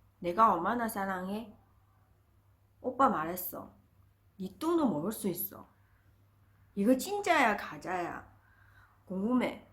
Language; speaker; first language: Korean; non-native, learner; Chinese